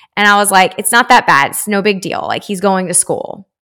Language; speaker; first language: English; native; English